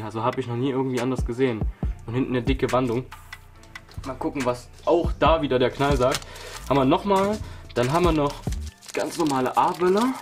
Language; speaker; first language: German; native; German